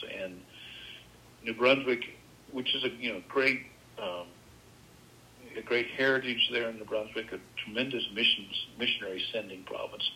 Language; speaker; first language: English; native; English